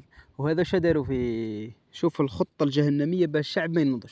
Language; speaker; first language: Arabic; native; Arabic